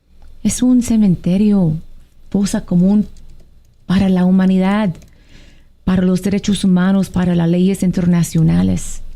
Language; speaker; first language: Spanish; non-native, fluent; Arabic